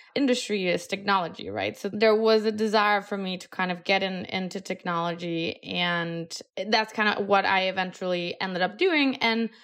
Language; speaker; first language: English; non-native, fluent; Spanish